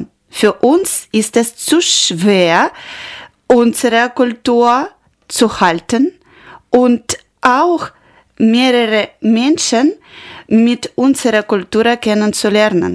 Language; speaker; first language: German; non-native, learner; Ukrainian